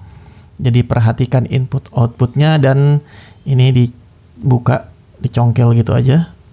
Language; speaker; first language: Indonesian; native; Indonesian